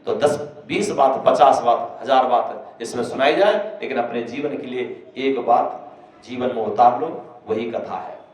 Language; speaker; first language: Hindi; native; Hindi